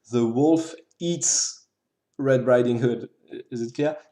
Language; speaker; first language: English; non-native, fluent; French